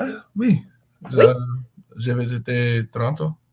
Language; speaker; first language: French; non-native, learner; English